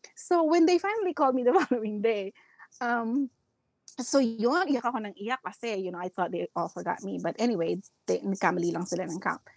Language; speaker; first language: English; non-native, local second language; Filipino